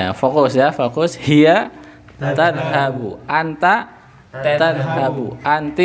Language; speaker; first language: Indonesian; native; Indonesian